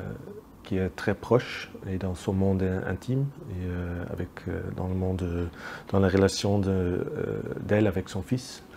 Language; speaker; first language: French; non-native, local second language; Dutch